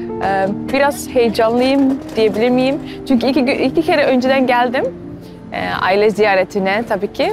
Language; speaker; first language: Turkish; early bilingual, heritage; Turkish